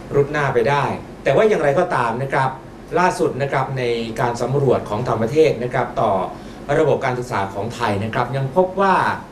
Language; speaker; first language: Thai; native; Thai